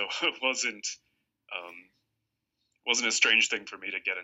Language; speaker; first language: English; native; English